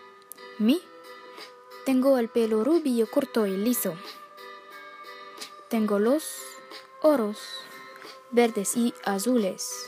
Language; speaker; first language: Spanish; non-native, learner; French